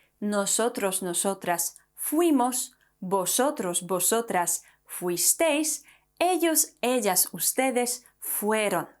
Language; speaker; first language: Spanish; non-native, fluent; Polish